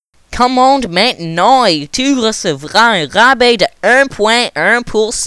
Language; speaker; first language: French; non-native, learner; English